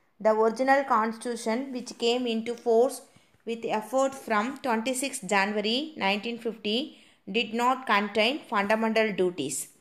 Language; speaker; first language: English; non-native, local second language; Tamil